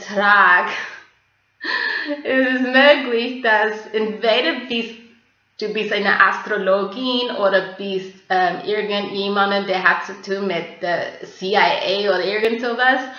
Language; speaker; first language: German; non-native, fluent; English